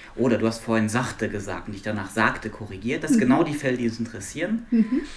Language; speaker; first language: German; non-native, local second language; Luxembourgish